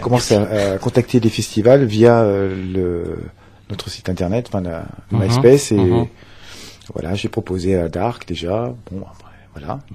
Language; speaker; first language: French; native; French